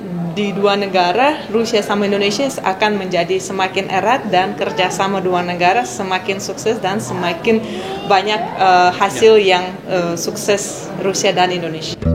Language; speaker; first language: Indonesian; non-native, fluent; Russian